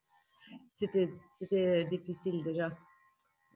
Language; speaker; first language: French; non-native, fluent; Norwegian